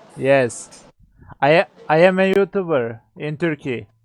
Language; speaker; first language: English; non-native, learner; Turkish